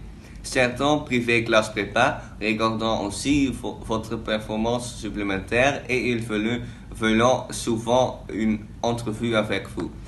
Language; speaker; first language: French; non-native, learner; Dutch